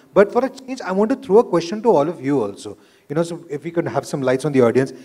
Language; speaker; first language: Hindi; native; Hindi